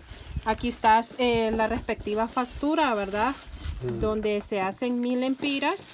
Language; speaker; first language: Spanish; native; Spanish